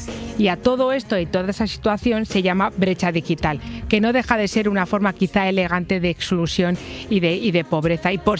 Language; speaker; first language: Spanish; native; Spanish